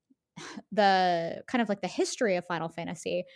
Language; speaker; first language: English; native; English